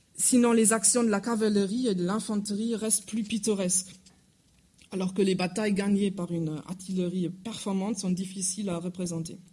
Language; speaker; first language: French; non-native, fluent; German